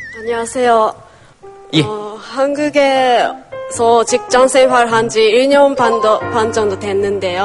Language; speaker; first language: Korean; non-native, fluent; Japanese